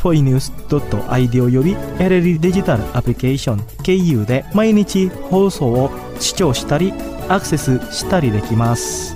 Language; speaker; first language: Japanese; non-native, fluent; Indonesian